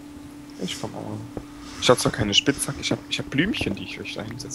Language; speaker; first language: German; native; German